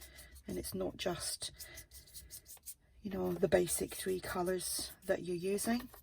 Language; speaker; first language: English; native; English